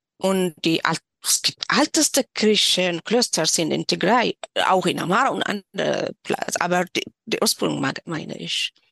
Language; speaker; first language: German; non-native, learner; Tigrinya